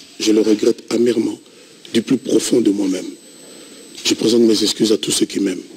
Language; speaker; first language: French; non-native, local second language; Lingala